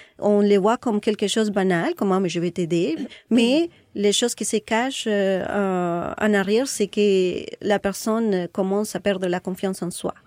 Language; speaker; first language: French; non-native, fluent; Spanish